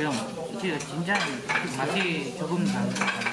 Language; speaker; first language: Korean; non-native, learner; Vietnamese